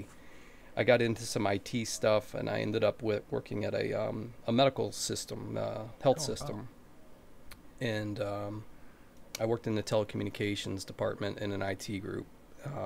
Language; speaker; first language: English; native; English